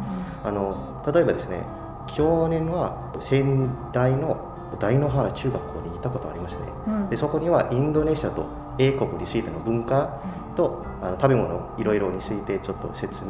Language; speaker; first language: Japanese; non-native, fluent; Indonesian